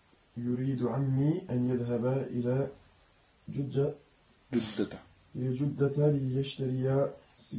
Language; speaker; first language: Arabic; non-native, learner; French